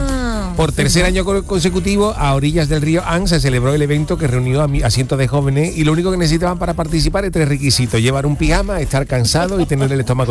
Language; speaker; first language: Spanish; native; Spanish